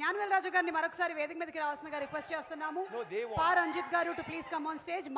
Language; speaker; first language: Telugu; non-native, local second language; Malayalam